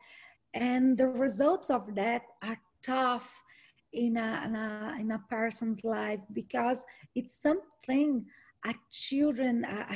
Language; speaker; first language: English; non-native, fluent; Portuguese